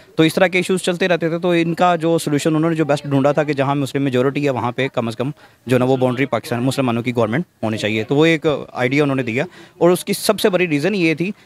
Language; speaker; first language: Urdu; native; Urdu